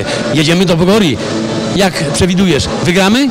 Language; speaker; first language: Polish; native; Polish